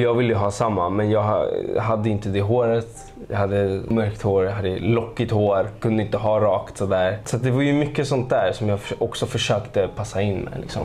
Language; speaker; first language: Swedish; early bilingual, other home language; Spanish